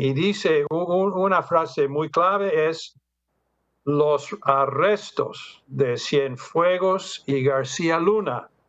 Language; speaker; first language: Spanish; non-native, fluent; English